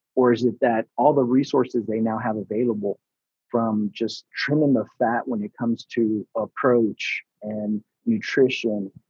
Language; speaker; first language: English; early bilingual, other home language; Spanish